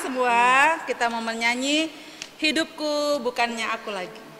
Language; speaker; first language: Indonesian; native; Indonesian